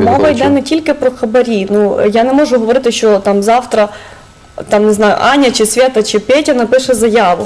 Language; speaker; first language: Ukrainian; native; Ukrainian